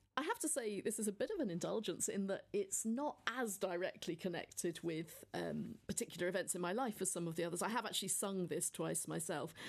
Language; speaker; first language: English; native; English